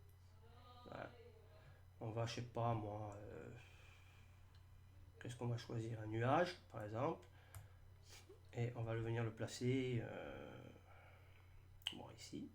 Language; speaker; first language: French; native; French